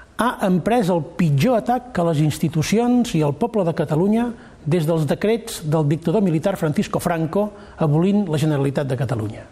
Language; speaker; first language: Catalan; native; Catalan